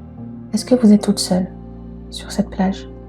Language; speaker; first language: French; native; French